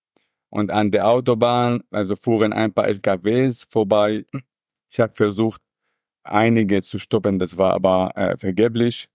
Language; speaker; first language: German; non-native, fluent; Arabic